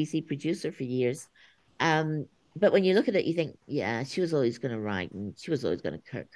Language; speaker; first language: English; native; English